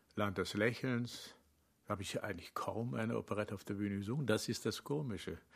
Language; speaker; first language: German; native; German